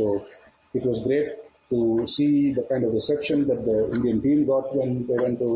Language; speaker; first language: English; non-native, local second language; Tamil